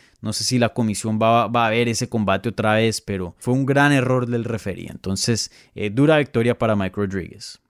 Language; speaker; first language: Spanish; native; Spanish